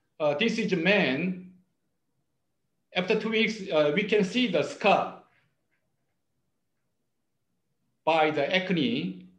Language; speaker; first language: English; non-native, learner; Korean